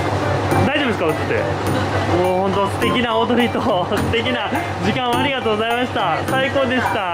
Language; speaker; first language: Japanese; native; Japanese